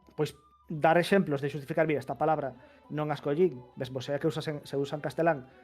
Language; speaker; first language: Galician; non-native, local second language; Spanish